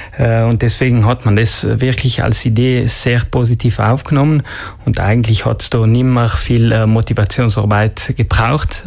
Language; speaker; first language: German; non-native, local second language; Ladin